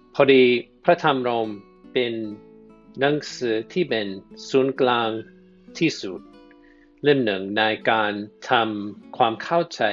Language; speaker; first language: Thai; non-native, fluent; English